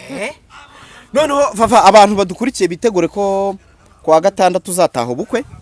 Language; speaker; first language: Kinyarwanda; native; Kinyarwanda